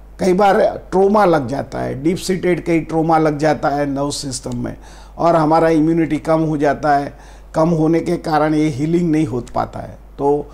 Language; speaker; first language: Hindi; non-native, local second language; Gujarati